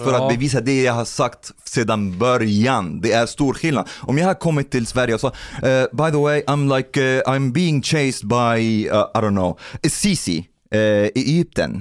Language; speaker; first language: Swedish; non-native, fluent; Arabic